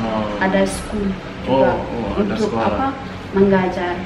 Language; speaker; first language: Indonesian; non-native, learner; Amharic